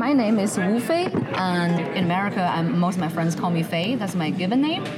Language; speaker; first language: English; non-native, fluent; Chinese